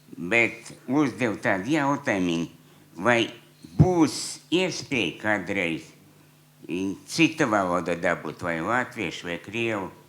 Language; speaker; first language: Latvian; non-native, local second language; Russian